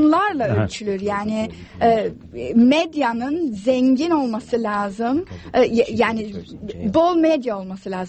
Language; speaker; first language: Turkish; non-native, fluent; English